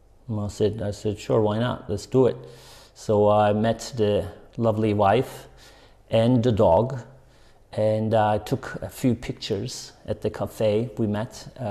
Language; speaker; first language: English; non-native, fluent; Turkish